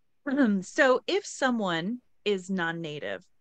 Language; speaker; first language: English; native; English